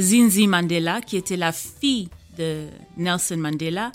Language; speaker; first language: French; non-native, fluent; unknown